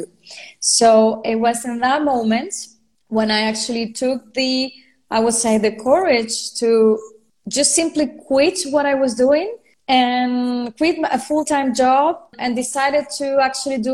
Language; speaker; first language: English; non-native, fluent; Spanish